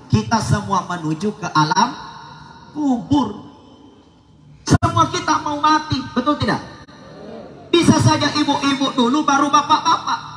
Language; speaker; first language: Indonesian; non-native, local second language; Buginese